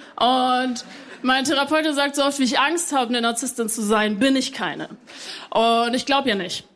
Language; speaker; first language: German; early bilingual, other home language; Spanish